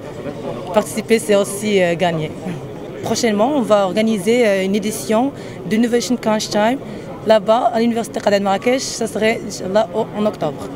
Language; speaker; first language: French; non-native, local second language; Arabic